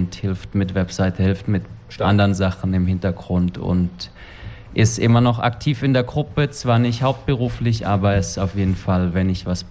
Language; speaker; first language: German; native; German